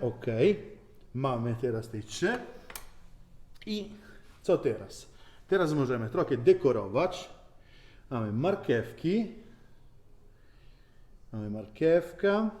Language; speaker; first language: Polish; non-native, learner; Italian